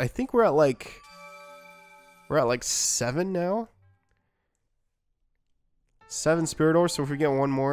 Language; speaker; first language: English; native; English